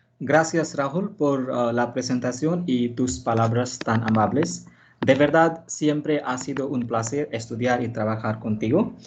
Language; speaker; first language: Spanish; non-native, fluent; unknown